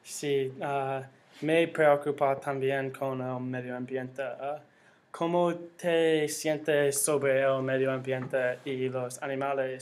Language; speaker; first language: Spanish; non-native, learner; English